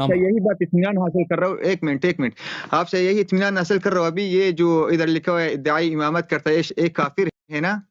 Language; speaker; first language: Urdu; non-native, fluent; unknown